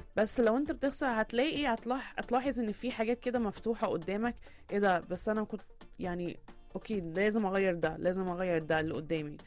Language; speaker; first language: Arabic; early bilingual, heritage; Arabic